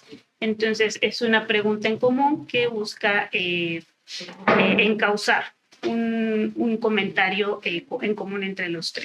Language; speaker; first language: Spanish; native; Spanish